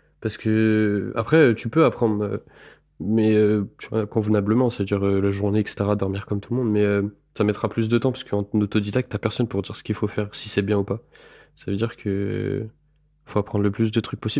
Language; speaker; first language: French; native; French